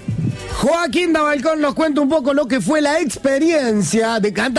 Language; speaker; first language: Spanish; native; Spanish